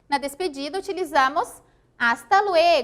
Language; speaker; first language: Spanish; non-native, fluent; Portuguese